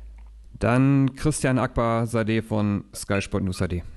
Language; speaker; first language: German; native; German